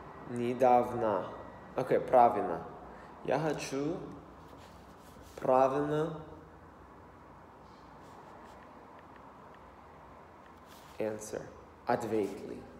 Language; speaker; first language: Russian; non-native, learner; English